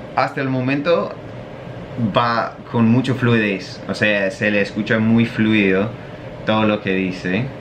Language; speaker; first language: Spanish; non-native, fluent; English